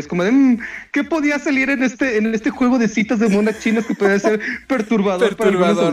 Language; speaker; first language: Spanish; native; Spanish